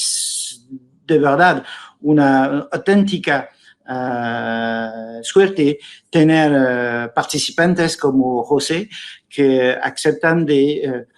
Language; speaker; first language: Spanish; non-native, fluent; French